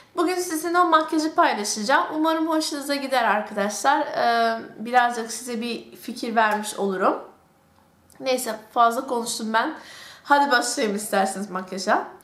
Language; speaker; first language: Turkish; early bilingual, heritage; Turkish